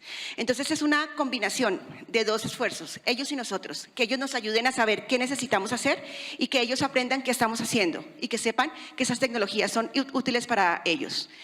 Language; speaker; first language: Spanish; native; Spanish